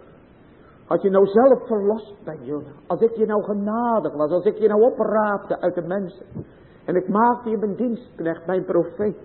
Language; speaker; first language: Dutch; native; Dutch